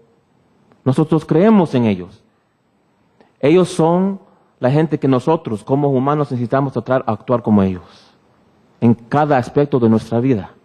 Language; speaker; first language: Spanish; early bilingual, heritage; Spanish